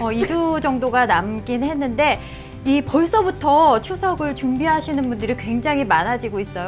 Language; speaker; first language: Korean; native; Korean